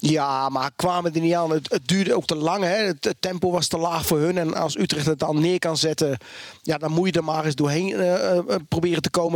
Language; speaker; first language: Dutch; native; Dutch